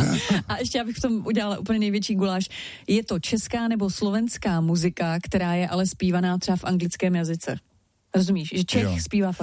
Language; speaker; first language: Czech; native; Czech